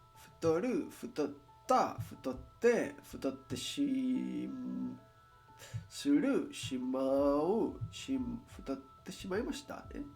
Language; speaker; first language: Japanese; non-native, learner; English